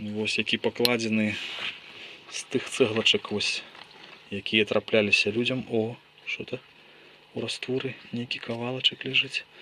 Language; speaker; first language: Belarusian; native; Belarusian